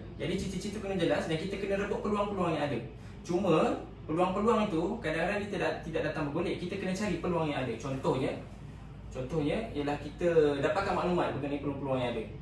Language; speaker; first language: Malay; native; Malay